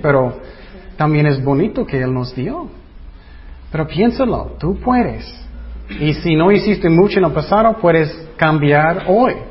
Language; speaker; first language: Spanish; non-native, fluent; English